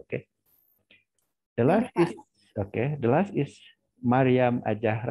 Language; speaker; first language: English; non-native, learner; Indonesian